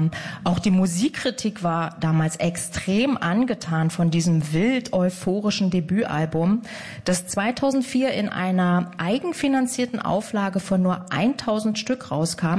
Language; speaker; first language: German; native; German